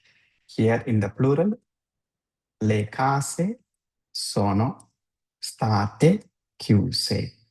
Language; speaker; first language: Italian; non-native, fluent; Tamil